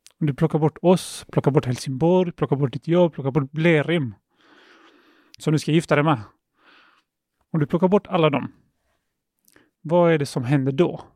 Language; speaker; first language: Swedish; early bilingual, other home language; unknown